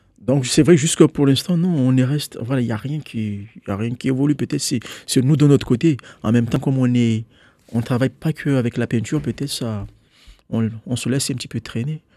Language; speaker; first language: French; non-native, local second language; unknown